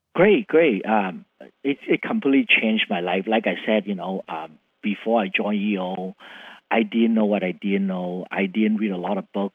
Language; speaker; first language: English; non-native, fluent; Vietnamese